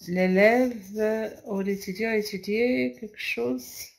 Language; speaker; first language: French; non-native, local second language; Arabic